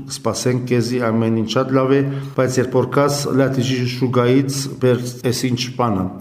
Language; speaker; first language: Armenian; early bilingual, heritage; Armenian